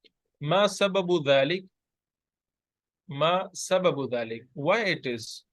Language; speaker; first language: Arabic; non-native, fluent; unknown